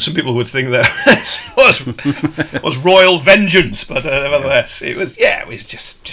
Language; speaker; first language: English; native; English